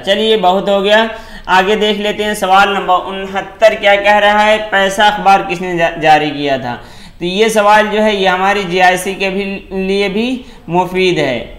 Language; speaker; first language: Urdu; native; Urdu